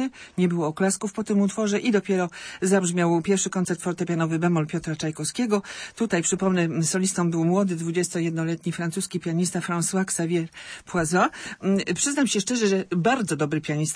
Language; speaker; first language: Polish; native; Polish